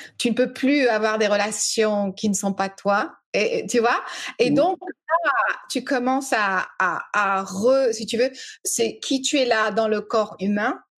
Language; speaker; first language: French; early bilingual, other home language; English